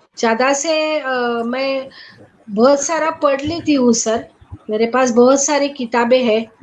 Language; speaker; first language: Hindi; non-native, local second language; Marathi